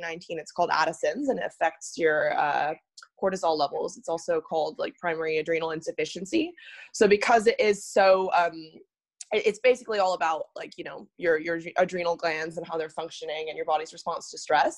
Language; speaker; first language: English; native; English